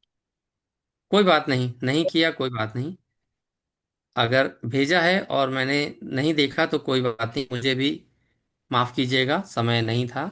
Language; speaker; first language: Hindi; native; Hindi